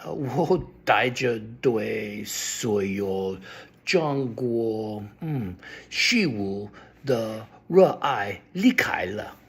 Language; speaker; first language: Chinese; non-native, learner; English